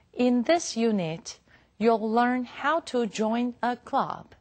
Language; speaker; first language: English; non-native, fluent; Chinese